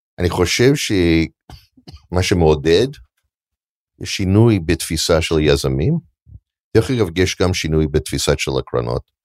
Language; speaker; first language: Hebrew; non-native, fluent; English